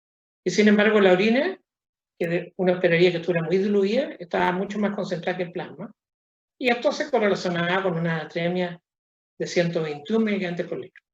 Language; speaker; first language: Spanish; native; Spanish